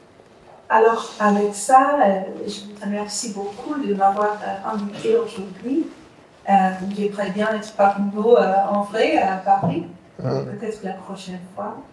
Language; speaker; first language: French; non-native, fluent; English